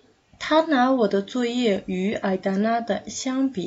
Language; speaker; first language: Chinese; non-native, fluent; Kazakh